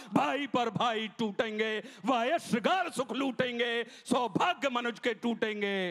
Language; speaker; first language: Hindi; native; Hindi